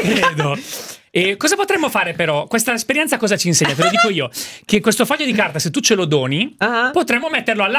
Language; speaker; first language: Italian; native; Italian